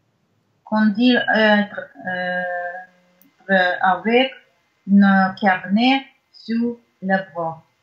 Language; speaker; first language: French; non-native, learner; Russian